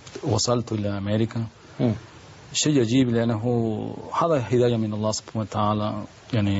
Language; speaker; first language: Arabic; non-native, learner; Spanish